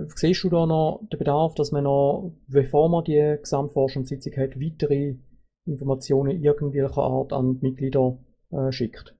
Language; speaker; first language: German; native; German